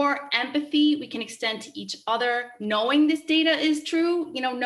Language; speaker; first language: English; native; English